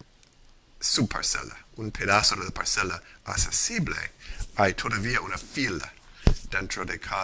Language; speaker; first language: Spanish; non-native, fluent; English